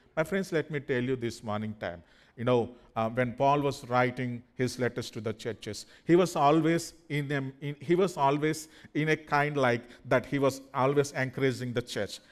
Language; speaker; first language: English; non-native, fluent; Telugu